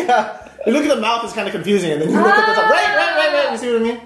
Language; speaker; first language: English; native; English